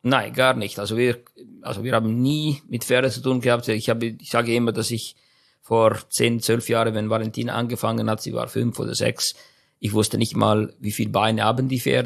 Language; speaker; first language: German; non-native, fluent; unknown